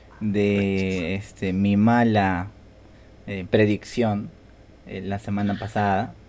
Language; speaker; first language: Spanish; native; Spanish